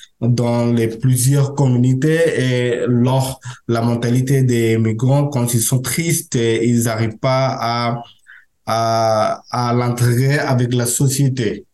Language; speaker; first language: French; non-native, learner; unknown